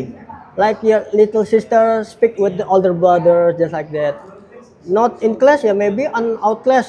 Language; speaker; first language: English; non-native, learner; Indonesian